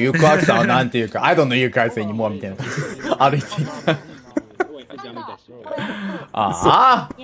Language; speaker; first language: Japanese; native; Japanese